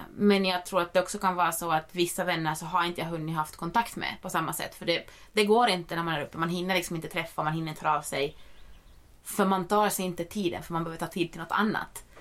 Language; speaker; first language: Swedish; native; Swedish